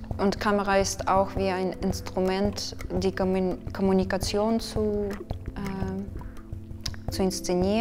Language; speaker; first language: German; non-native, fluent; Russian